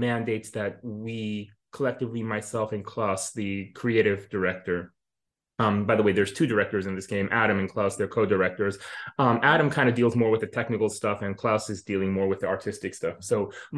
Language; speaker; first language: English; native; English